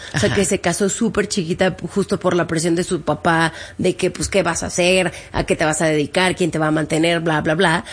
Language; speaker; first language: Spanish; native; Spanish